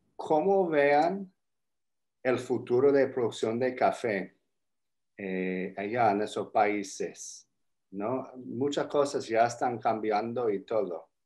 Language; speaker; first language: Spanish; non-native, fluent; English